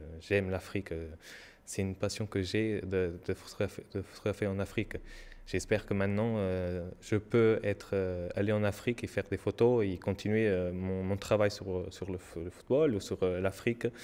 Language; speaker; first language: French; non-native, learner; Portuguese